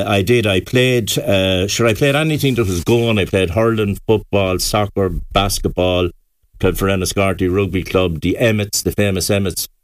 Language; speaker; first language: English; native; English